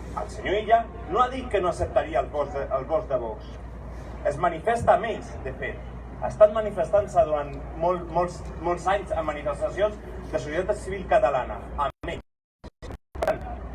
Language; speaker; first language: Catalan; native; Catalan